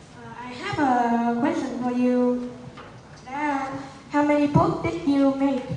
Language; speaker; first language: English; non-native, learner; Vietnamese